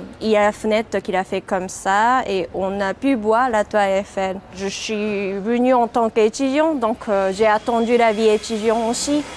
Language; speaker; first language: French; non-native, fluent; Japanese